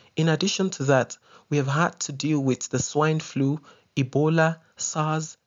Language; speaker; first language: English; non-native, local second language; Yoruba